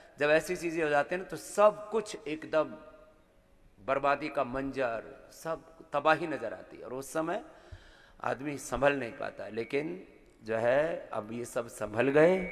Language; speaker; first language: Hindi; native; Hindi